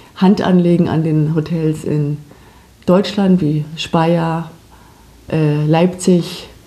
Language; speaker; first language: German; native; German